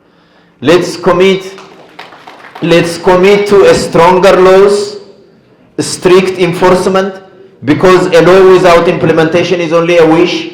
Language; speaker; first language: English; non-native, fluent; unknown